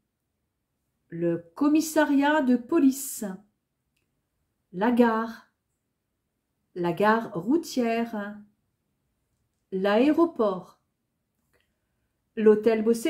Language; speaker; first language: French; native; French